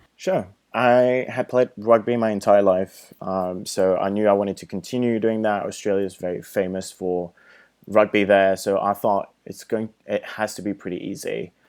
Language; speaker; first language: English; non-native, fluent; French